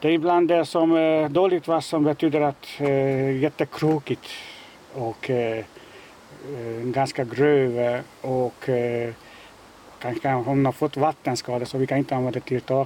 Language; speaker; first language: Swedish; non-native, fluent; Hungarian